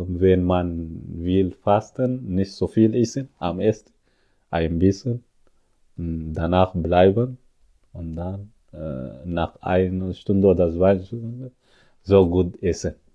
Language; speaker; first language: German; non-native, learner; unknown